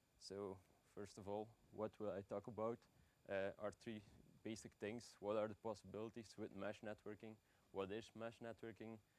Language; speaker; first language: English; non-native, fluent; Dutch